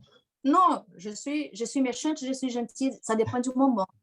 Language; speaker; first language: French; non-native, fluent; Portuguese